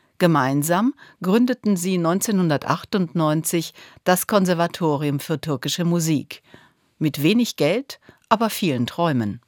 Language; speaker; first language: German; native; German